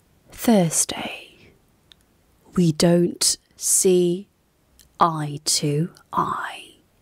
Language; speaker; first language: English; non-native, fluent; Korean